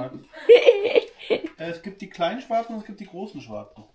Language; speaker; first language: German; native; German